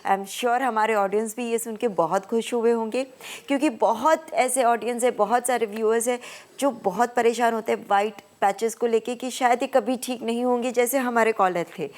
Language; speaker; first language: Hindi; native; Hindi